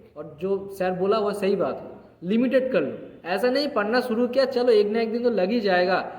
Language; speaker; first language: Hindi; non-native, local second language; Bangla